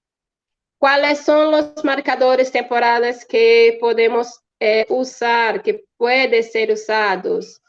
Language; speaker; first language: Spanish; non-native, fluent; Portuguese